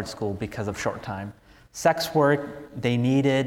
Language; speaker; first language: English; native; English